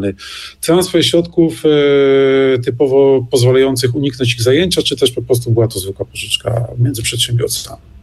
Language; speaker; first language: Polish; native; Polish